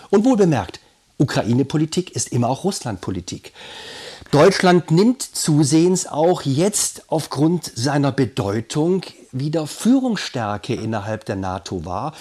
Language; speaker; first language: German; native; German